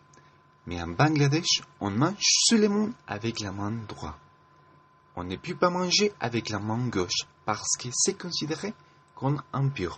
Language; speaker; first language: French; non-native, learner; Spanish